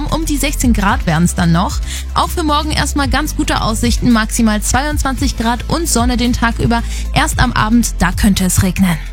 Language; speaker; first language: German; native; German